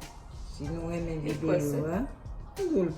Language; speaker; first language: French; non-native, learner; Haitian Creole